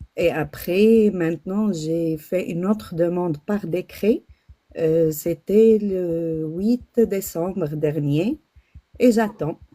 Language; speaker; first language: French; non-native, local second language; Arabic